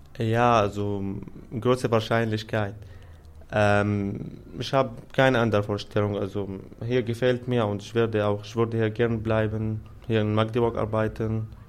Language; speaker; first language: German; non-native, fluent; Arabic